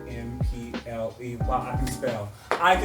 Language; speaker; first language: English; native; English